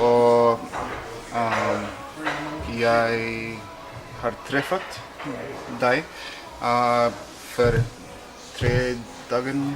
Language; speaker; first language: Norwegian; non-native, learner; Spanish